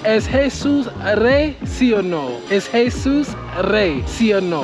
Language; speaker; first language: Spanish; non-native, learner; English